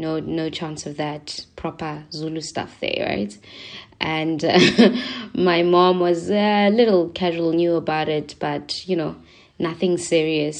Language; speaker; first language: English; non-native, local second language; Zulu